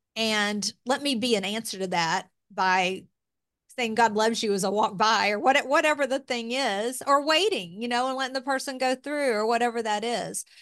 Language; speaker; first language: English; native; English